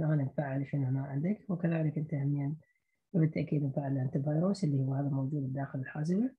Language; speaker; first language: Arabic; native; Arabic